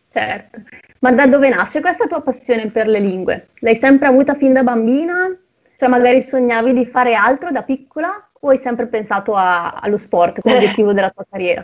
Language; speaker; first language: Italian; native; Italian